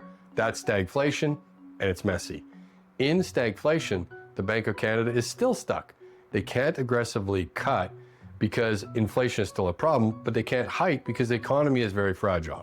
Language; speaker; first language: English; native; English